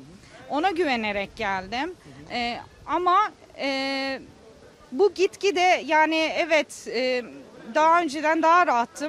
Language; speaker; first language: Turkish; early bilingual, heritage; Turkish